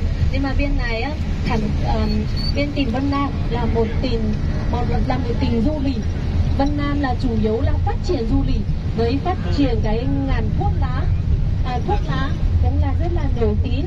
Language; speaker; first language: Vietnamese; non-native, fluent; Chinese